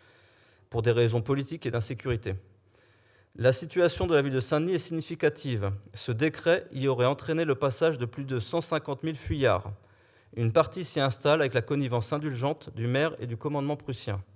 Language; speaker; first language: French; native; French